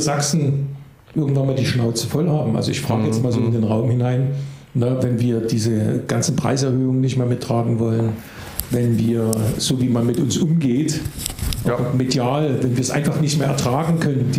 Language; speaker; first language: German; native; German